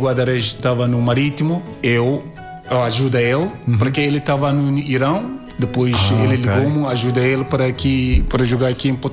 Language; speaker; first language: Portuguese; non-native, learner; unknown